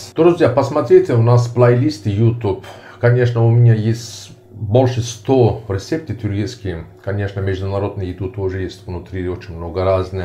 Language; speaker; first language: Russian; non-native, learner; Turkish